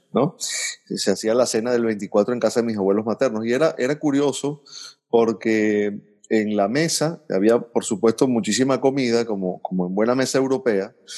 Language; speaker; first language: Spanish; native; Spanish